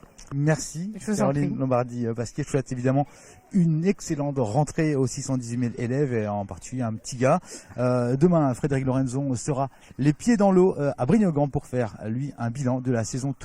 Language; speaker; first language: French; native; French